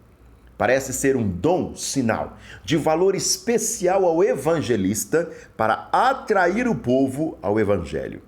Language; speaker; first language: Portuguese; native; Portuguese